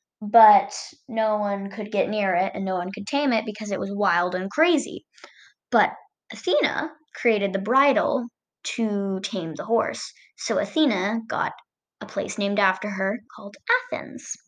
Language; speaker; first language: English; native; English